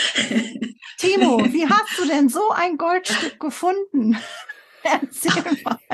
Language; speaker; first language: German; native; German